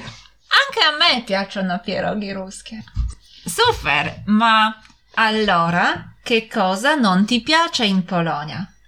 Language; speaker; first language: Italian; non-native, fluent; Polish